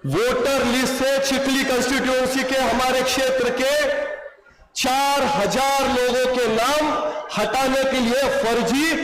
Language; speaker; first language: Hindi; non-native, local second language; Marathi